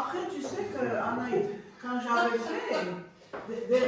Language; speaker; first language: French; non-native, fluent; Armenian